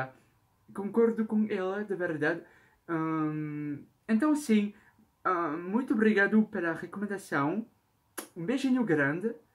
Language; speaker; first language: Portuguese; non-native, learner; French